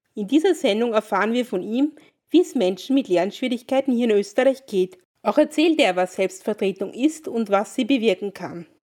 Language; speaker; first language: German; native; German